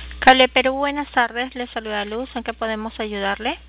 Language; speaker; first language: Spanish; native; Spanish